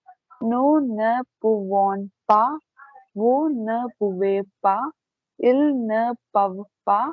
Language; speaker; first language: French; non-native, learner; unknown